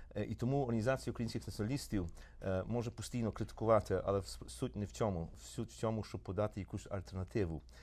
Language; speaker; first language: Ukrainian; early bilingual, heritage; Ukrainian